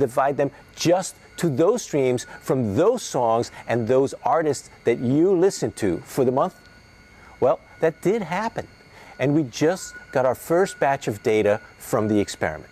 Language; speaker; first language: English; native; English